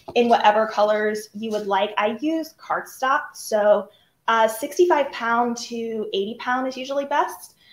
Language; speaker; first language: English; native; English